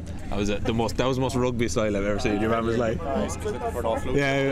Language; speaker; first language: English; native; English